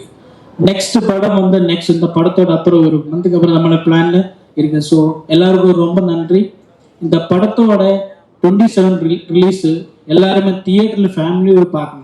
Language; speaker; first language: Tamil; non-native, learner; Malayalam